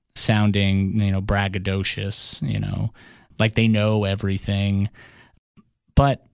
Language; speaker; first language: English; early bilingual, other home language; Russian